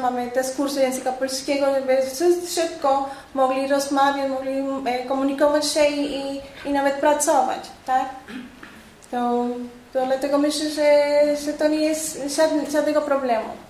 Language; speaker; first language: Polish; non-native, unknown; Spanish